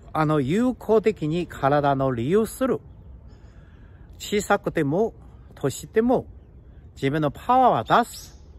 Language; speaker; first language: Japanese; non-native, fluent; Chinese